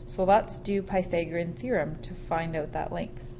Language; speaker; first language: English; native; English